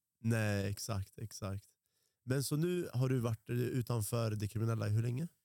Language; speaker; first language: Swedish; early bilingual, other home language; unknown